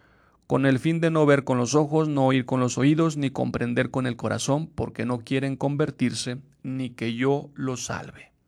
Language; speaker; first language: Spanish; native; Spanish